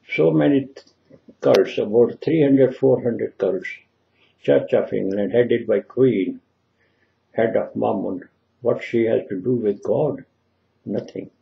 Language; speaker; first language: English; non-native, local second language; Punjabi